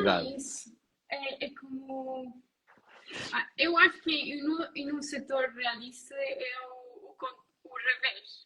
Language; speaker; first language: Portuguese; non-native, learner; Italian